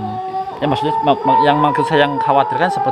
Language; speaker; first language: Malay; non-native, local second language; Sundanese